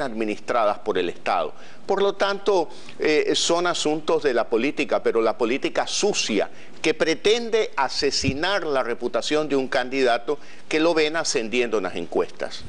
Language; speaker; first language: Spanish; native; Spanish